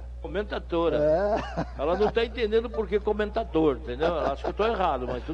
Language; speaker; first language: Portuguese; native; Portuguese